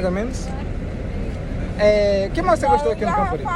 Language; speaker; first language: Portuguese; native; Portuguese